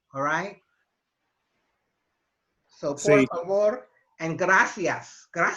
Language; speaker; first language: Spanish; non-native, fluent; English